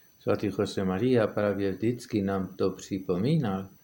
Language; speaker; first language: Czech; non-native, fluent; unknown